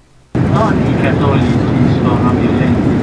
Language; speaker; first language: Italian; non-native, fluent; Spanish